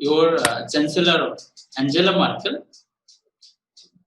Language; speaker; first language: English; non-native, learner; Bangla